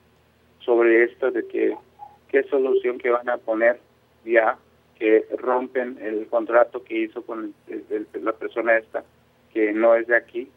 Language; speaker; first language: Spanish; non-native, local second language; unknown